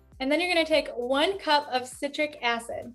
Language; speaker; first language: English; native; English